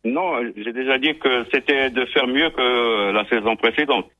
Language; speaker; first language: French; non-native, local second language; Arabic